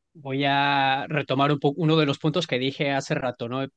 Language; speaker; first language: Spanish; native; Spanish